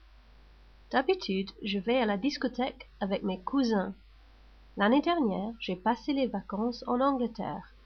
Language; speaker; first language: French; non-native, learner; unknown